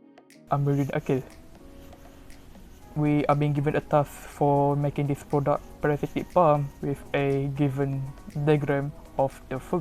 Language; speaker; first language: English; non-native, local second language; Malay